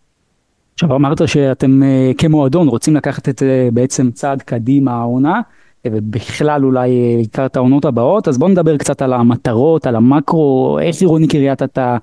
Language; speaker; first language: Hebrew; native; Hebrew